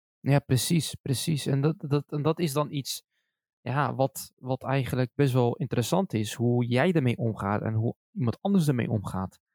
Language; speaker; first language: Dutch; early bilingual, other home language; Arabic